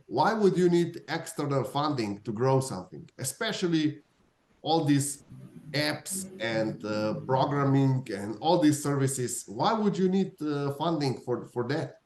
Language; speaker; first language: English; non-native, fluent; Slovenian